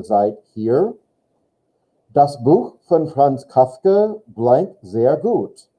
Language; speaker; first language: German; non-native, fluent; English